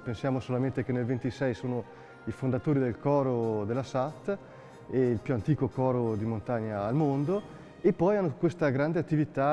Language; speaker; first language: Italian; native; Italian